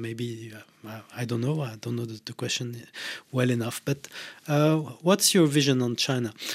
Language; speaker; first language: English; non-native, fluent; French